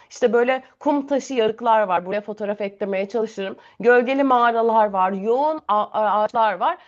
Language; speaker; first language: Turkish; native; Turkish